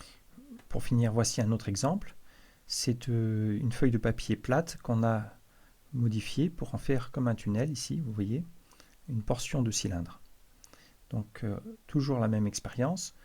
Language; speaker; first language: French; native; French